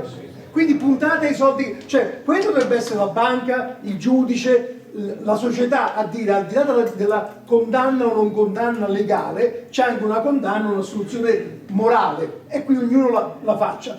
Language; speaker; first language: Italian; native; Italian